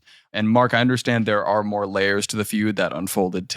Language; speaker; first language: English; native; English